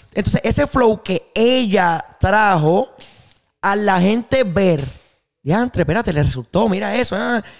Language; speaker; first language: Spanish; native; Spanish